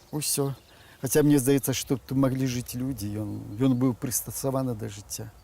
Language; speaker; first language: Belarusian; native; Belarusian